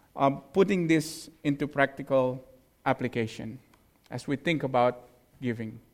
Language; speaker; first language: English; non-native, fluent; Indonesian